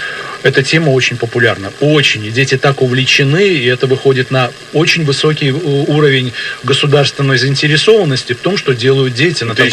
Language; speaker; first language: Russian; native; Russian